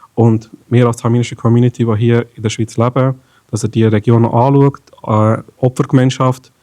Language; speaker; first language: German; non-native, local second language; Tamil